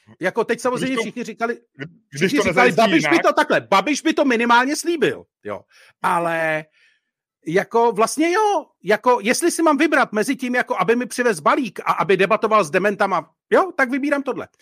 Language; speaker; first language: Czech; native; Czech